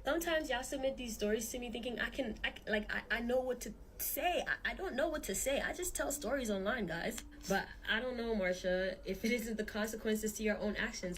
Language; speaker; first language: English; native; English